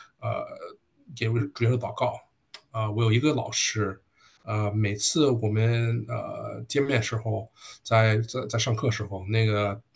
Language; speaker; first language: Chinese; early bilingual, heritage; Chinese